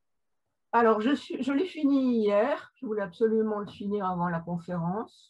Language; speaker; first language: French; native; French